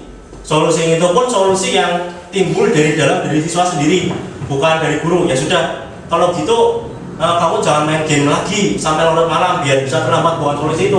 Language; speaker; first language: Indonesian; native; Indonesian